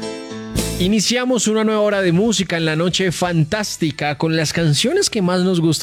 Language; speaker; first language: Spanish; native; Spanish